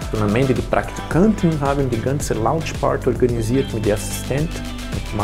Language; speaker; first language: German; non-native, fluent; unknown